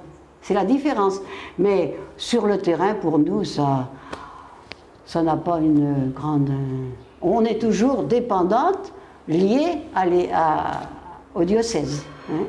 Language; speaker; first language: French; native; French